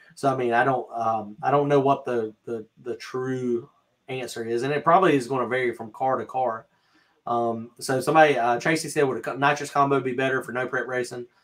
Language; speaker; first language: English; native; English